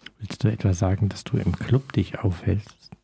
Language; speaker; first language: German; native; German